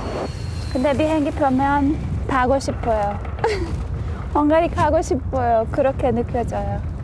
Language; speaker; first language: Korean; non-native, learner; Hungarian